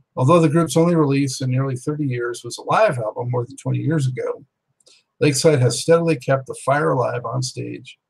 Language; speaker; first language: English; native; English